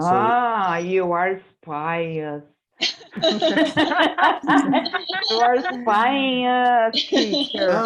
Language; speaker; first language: English; non-native, learner; Portuguese